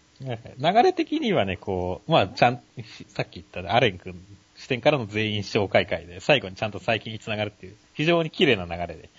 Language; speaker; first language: Japanese; native; Japanese